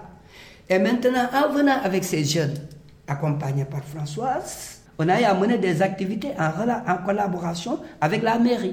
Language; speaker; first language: French; non-native, local second language; Wolof